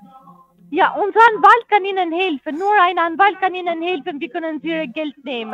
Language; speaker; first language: German; non-native, learner; Italian